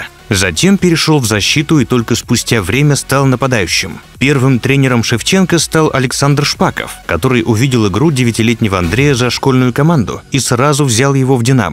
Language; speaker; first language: Russian; native; Russian